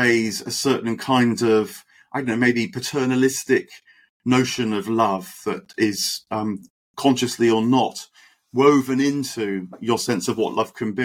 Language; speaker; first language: English; native; English